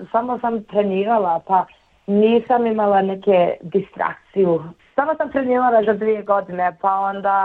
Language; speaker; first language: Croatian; early bilingual, heritage; Bosnian